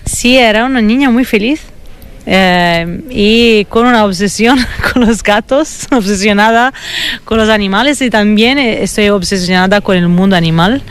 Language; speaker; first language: Spanish; non-native, fluent; Italian